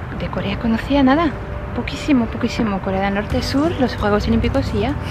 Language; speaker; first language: Spanish; non-native, fluent; French